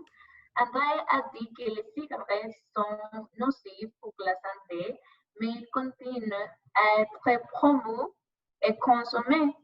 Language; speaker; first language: French; non-native, learner; Spanish